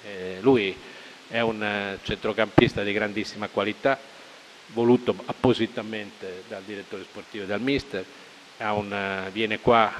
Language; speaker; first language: Italian; native; Italian